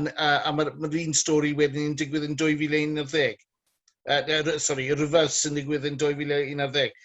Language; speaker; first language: Welsh; native; Welsh